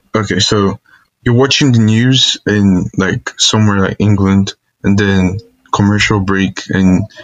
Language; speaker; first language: English; non-native, local second language; Igbo